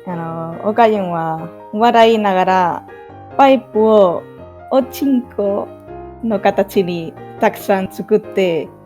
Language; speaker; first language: Japanese; non-native, fluent; English